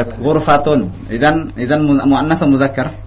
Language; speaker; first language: Arabic; non-native, fluent; Indonesian